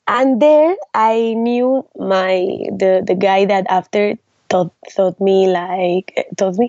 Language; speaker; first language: English; non-native, fluent; Spanish